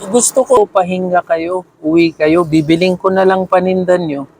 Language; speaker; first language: Filipino; non-native, learner; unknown